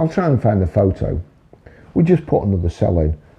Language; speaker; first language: English; native; English